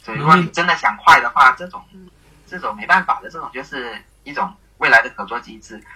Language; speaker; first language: Chinese; native; Chinese